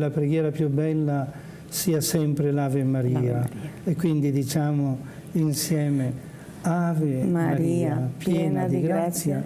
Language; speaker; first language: Italian; native; Italian